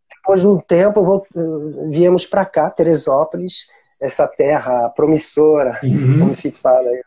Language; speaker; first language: Portuguese; non-native, fluent; French